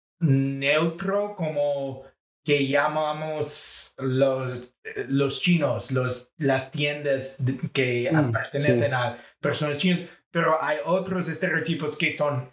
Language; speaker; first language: Spanish; non-native, fluent; English